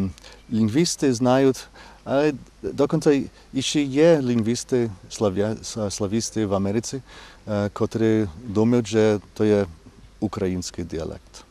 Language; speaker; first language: Ukrainian; non-native, fluent; English